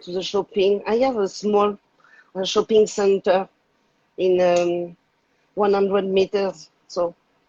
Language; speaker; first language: English; non-native, learner; French